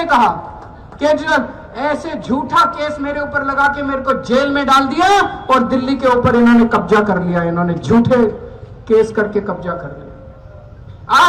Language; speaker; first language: Hindi; native; Hindi